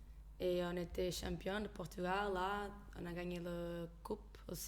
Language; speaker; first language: French; non-native, fluent; Portuguese